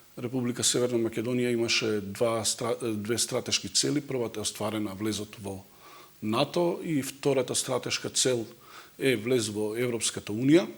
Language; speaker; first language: Macedonian; non-native, local second language; Bosnian